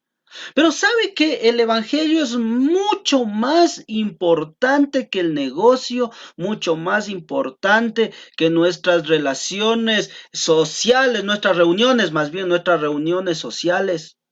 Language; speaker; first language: Spanish; native; Spanish